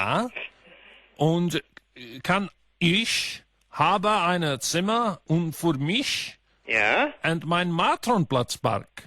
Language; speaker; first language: German; non-native, learner; Icelandic